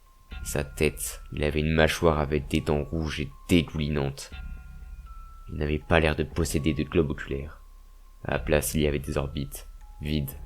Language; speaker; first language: French; native; French